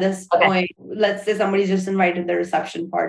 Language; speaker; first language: English; non-native, local second language; Urdu